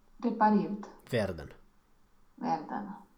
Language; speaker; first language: German; non-native, learner; Romanian